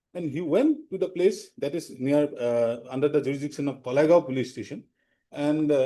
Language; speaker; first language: English; non-native, local second language; Assamese